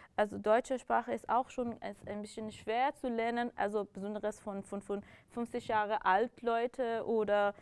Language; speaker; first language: German; non-native, learner; Persian